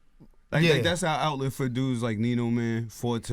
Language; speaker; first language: English; native; English